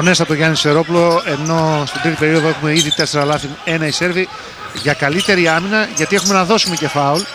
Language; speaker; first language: Greek; native; Greek